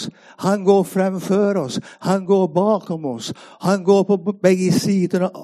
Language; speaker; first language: Swedish; non-native, fluent; English